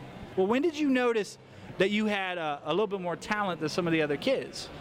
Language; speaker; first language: English; native; English